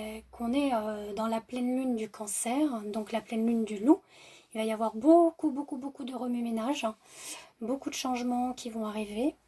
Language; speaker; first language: French; native; French